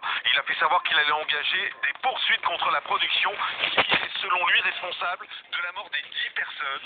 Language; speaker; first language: French; native; French